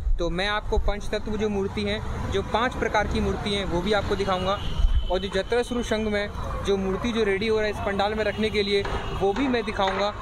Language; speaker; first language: Hindi; native; Hindi